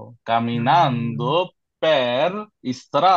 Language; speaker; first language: Italian; non-native, fluent; Bangla